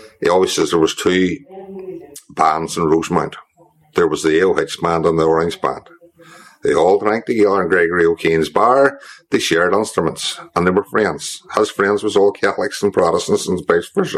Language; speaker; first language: English; native; English